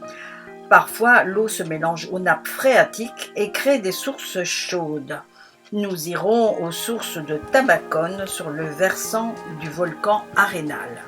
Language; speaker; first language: French; native; French